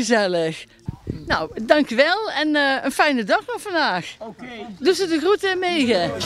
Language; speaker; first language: Dutch; native; Dutch